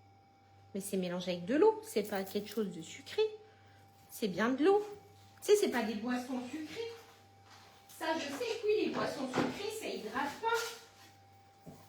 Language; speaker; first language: French; native; French